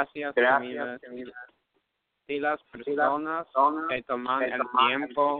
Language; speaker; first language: Spanish; non-native, learner; English